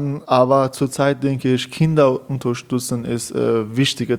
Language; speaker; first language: German; non-native, learner; Persian